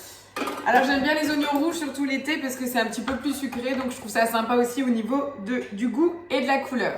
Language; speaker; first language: French; native; French